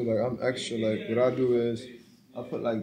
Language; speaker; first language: English; native; English